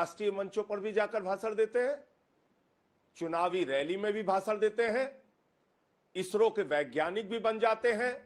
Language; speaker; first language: Hindi; native; Hindi